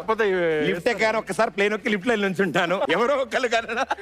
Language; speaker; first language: Telugu; native; Telugu